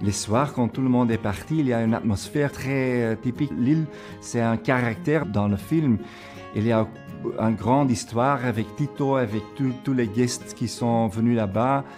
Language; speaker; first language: French; non-native, local second language; Dutch